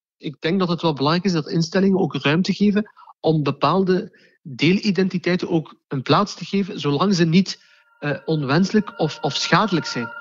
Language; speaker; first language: Dutch; early bilingual, other home language; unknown